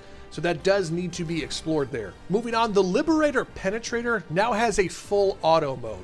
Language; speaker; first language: English; native; English